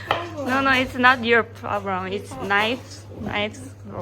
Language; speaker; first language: English; non-native, learner; Korean